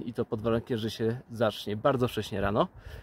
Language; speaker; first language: Polish; native; Polish